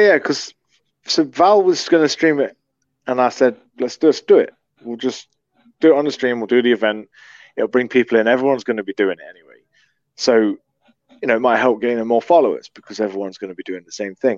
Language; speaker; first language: English; native; English